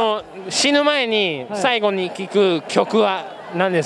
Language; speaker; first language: Japanese; early bilingual, heritage; English